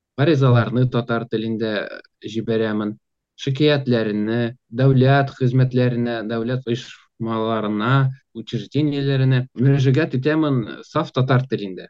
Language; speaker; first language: Tatar; native; Tatar